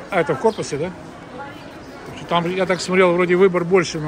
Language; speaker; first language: Russian; native; Russian